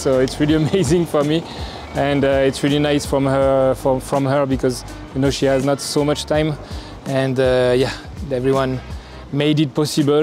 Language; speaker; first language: English; non-native, fluent; French